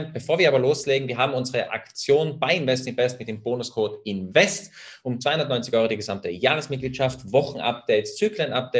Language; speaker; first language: German; native; German